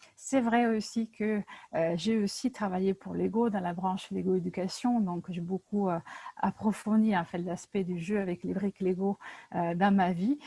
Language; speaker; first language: French; non-native, fluent; Italian